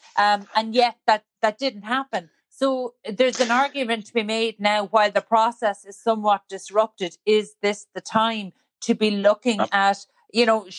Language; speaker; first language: English; native; English